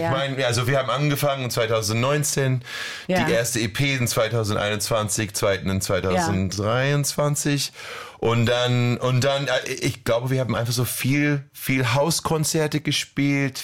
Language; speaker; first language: German; non-native, fluent; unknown